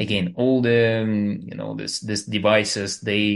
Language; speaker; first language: English; non-native, fluent; Russian